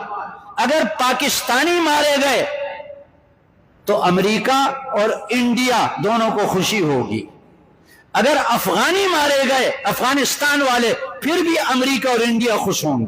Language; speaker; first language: Urdu; non-native, local second language; Northern Hindko